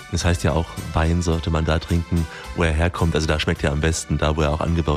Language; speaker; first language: German; native; German